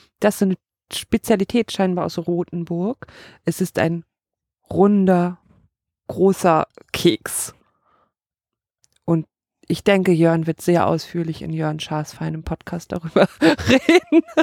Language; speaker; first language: German; native; German